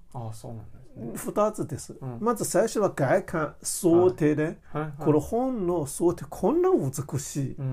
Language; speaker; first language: Japanese; non-native, fluent; Chinese